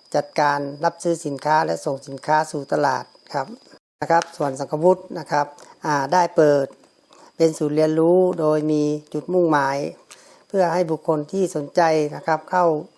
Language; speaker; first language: Thai; native; Thai